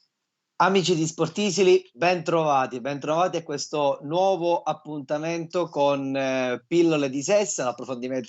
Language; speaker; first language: Italian; native; Italian